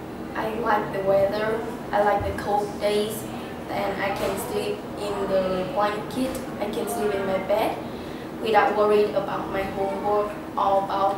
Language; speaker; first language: English; non-native, learner; Vietnamese